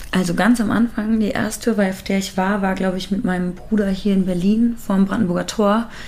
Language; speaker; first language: German; early bilingual, other home language; Persian